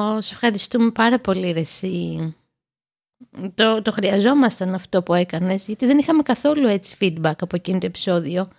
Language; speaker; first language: Greek; native; Greek